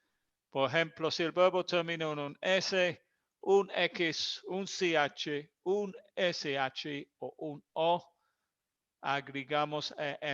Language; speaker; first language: Spanish; non-native, fluent; English